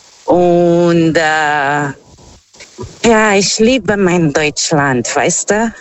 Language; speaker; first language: German; non-native, fluent; Portuguese